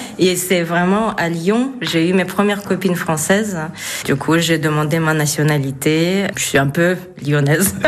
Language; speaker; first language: French; non-native, fluent; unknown